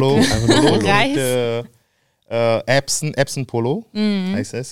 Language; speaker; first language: German; non-native, fluent; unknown